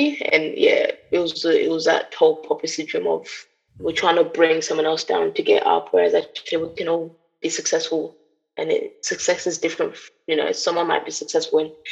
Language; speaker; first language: English; native; English